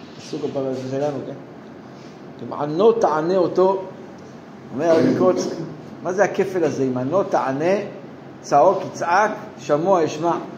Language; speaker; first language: Hebrew; native; Hebrew